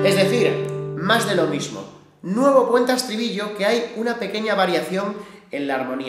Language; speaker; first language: Spanish; native; Spanish